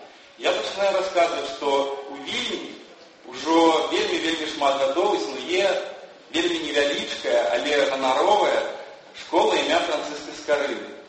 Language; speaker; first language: Belarusian; non-native, fluent; Lithuanian